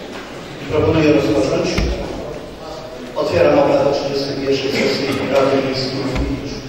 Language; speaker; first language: Polish; native; Polish